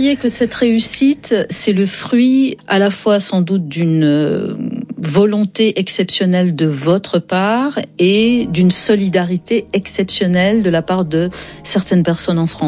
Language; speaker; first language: French; native; French